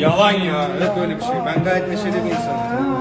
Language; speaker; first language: Turkish; native; Turkish